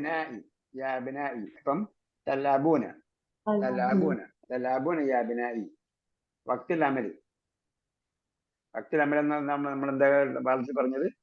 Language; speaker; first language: Arabic; non-native, fluent; Malayalam